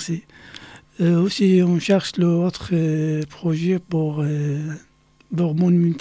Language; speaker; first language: French; non-native, learner; Arabic